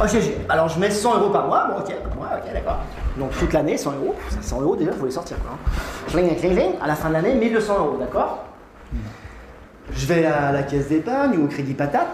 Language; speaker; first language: French; native; French